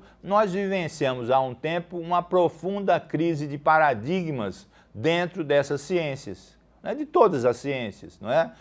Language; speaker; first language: Portuguese; native; Portuguese